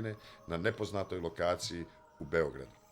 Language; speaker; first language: Bosnian; native; Bosnian